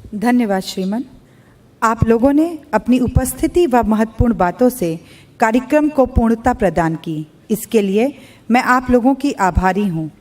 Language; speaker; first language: Hindi; native; Hindi